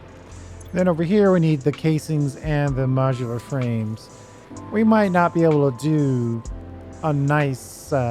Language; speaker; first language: English; native; English